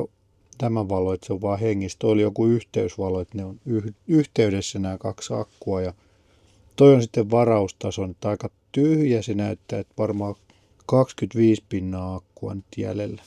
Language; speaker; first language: Finnish; native; Finnish